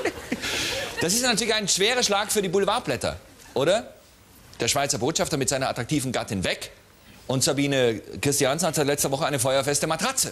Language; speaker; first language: German; native; German